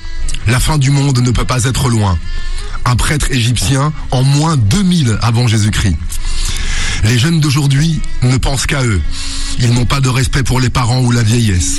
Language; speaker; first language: French; native; French